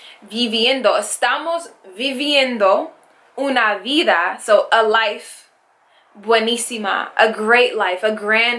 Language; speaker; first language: Spanish; non-native, fluent; English